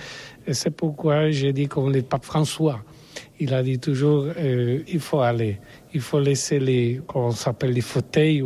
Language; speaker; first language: French; non-native, learner; Polish